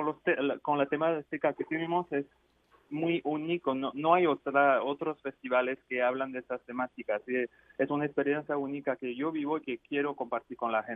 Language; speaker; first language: Spanish; non-native, fluent; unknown